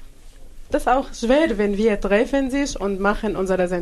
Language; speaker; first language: German; non-native, learner; Arabic